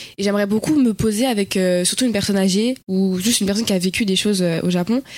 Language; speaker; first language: French; native; French